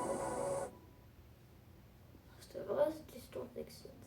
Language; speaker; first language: French; native; French